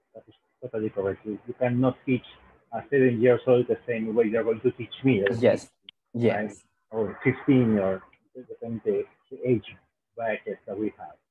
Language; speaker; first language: English; non-native, fluent; Spanish